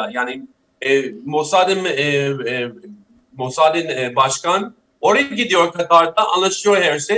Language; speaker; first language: Turkish; non-native, fluent; English